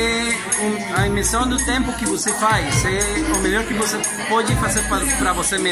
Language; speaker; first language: Portuguese; non-native, learner; Spanish